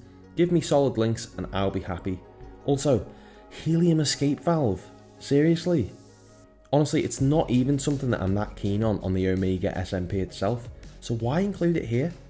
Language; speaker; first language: English; native; English